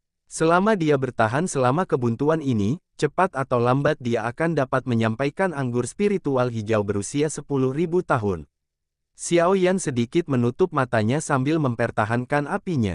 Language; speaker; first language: Indonesian; native; Indonesian